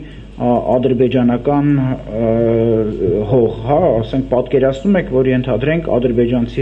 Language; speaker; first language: Armenian; native; Armenian